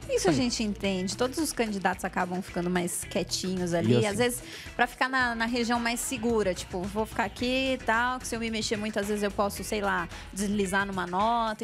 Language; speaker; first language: Portuguese; native; Portuguese